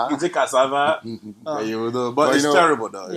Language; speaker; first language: English; non-native, local second language; Yoruba